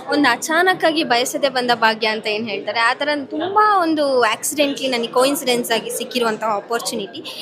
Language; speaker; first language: Kannada; native; Kannada